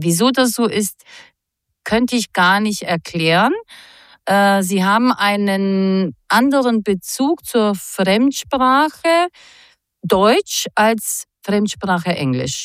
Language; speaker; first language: German; non-native, fluent; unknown